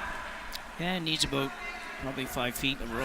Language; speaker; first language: English; native; English